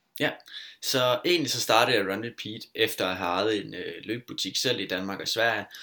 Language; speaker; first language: Danish; native; Danish